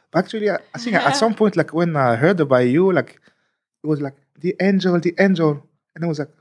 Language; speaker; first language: English; non-native, fluent; French